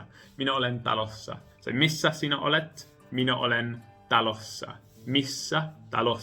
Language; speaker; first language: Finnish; non-native, learner; English